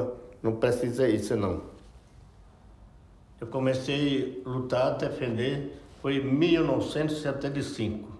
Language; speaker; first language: Portuguese; non-native, local second language; Yanomámi